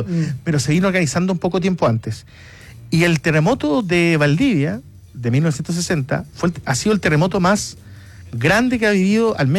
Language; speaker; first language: Spanish; native; Spanish